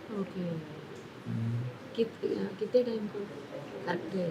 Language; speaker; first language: Hindi; non-native, local second language; Telugu